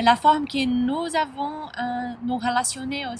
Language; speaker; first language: French; non-native, learner; Spanish